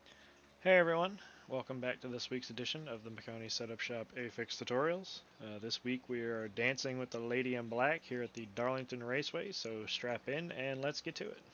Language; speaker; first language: English; native; English